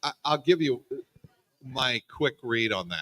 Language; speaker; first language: English; native; English